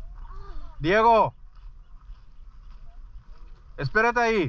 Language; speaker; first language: Spanish; native; Spanish